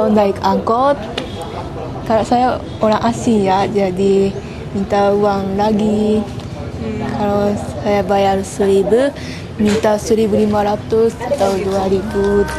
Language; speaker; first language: Indonesian; non-native, learner; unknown